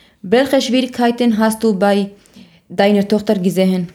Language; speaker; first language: German; non-native, learner; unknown